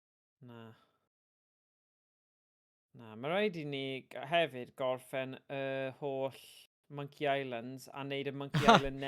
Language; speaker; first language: Welsh; native; Welsh